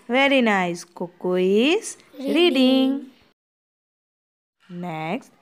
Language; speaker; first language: English; non-native, local second language; Gujarati